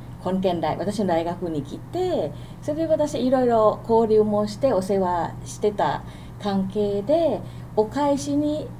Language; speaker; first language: Japanese; non-native, fluent; Thai